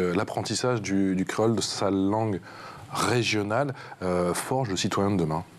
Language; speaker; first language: French; native; French